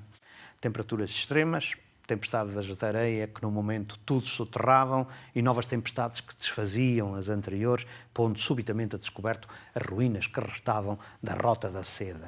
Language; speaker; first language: Portuguese; native; Portuguese